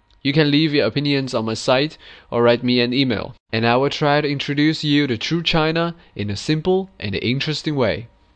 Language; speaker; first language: English; non-native, fluent; Chinese